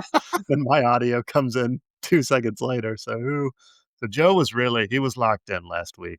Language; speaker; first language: English; native; English